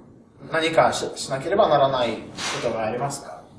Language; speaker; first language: Japanese; non-native, learner; Russian